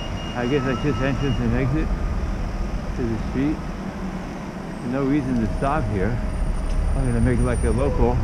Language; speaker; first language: English; native; English